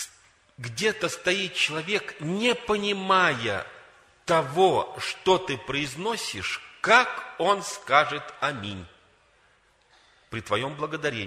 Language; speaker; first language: Russian; native; Russian